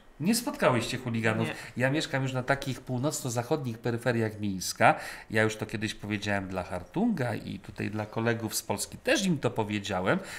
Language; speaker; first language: Polish; native; Polish